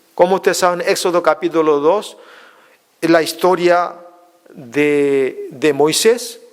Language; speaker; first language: Spanish; non-native, fluent; Korean